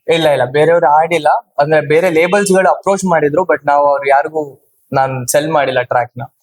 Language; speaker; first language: Kannada; non-native, local second language; Kodava